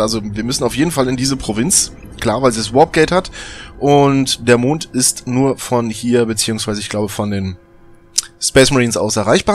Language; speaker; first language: German; native; German